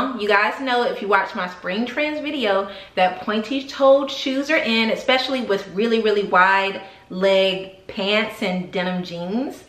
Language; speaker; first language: English; native; English